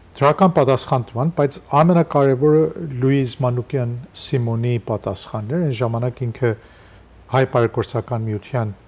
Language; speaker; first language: Armenian; native; Armenian